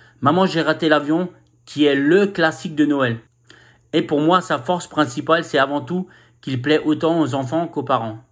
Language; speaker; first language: French; native; French